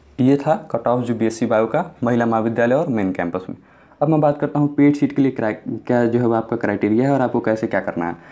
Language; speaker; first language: Hindi; native; Hindi